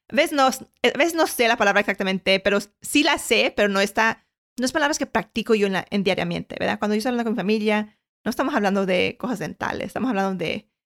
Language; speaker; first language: Spanish; early bilingual, heritage; Spanish